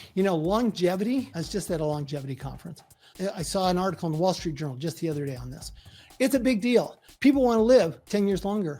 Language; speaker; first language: English; native; English